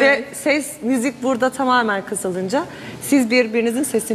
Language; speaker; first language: Turkish; native; Turkish